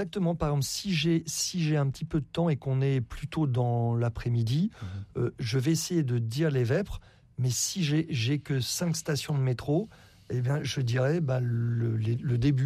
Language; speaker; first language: French; native; French